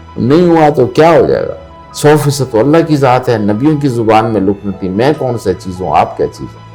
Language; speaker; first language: Urdu; non-native, local second language; Pashto